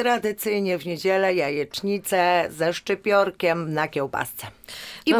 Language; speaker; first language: Polish; native; Polish